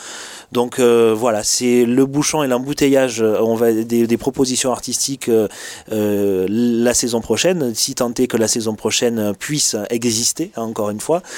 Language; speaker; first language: French; native; French